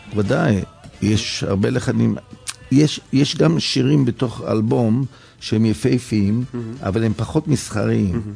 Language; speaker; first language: Hebrew; early bilingual, other home language; Yiddish